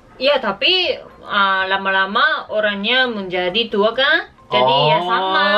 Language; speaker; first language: Indonesian; non-native, learner; Japanese